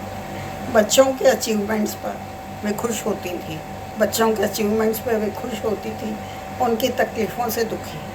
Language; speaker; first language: Hindi; native; Hindi